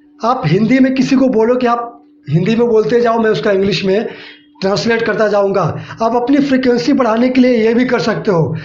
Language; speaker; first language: Hindi; native; Hindi